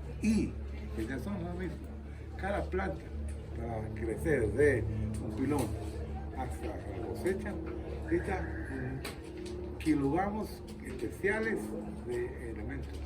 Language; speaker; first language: Spanish; non-native, fluent; Hebrew